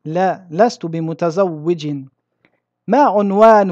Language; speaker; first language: Arabic; non-native, fluent; French